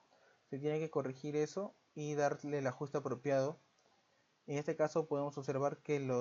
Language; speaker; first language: Spanish; native; Spanish